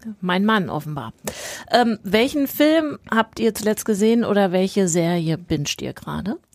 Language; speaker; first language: German; native; German